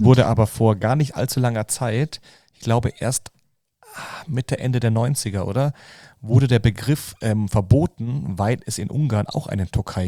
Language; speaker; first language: German; native; German